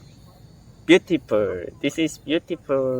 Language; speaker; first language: English; non-native, learner; Korean